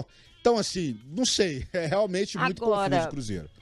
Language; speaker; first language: Portuguese; native; Portuguese